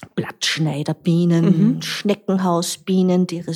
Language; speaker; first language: German; native; German